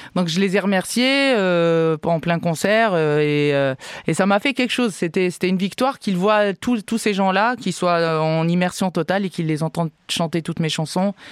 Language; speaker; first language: French; non-native, local second language; Arabic